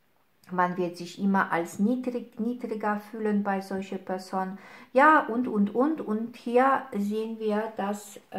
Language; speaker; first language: German; non-native, fluent; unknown